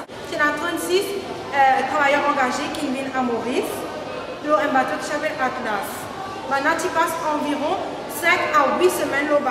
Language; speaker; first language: French; non-native, local second language; Morisyen